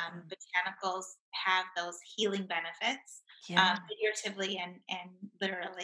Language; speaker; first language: English; native; English